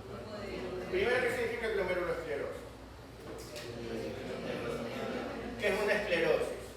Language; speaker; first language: Spanish; native; Spanish